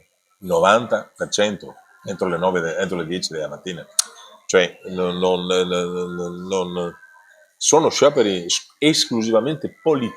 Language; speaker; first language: Italian; native; Italian